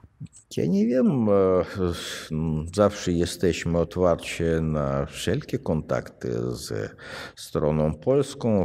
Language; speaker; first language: Polish; non-native, fluent; Russian